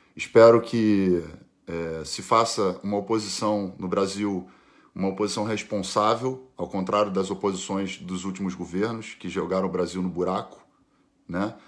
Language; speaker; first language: Portuguese; native; Portuguese